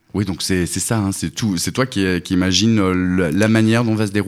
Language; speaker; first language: French; native; French